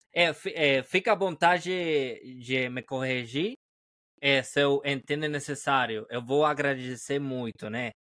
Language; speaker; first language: Portuguese; non-native, learner; Spanish